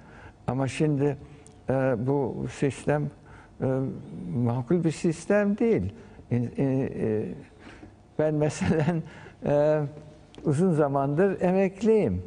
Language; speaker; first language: Turkish; early bilingual, heritage; Turkish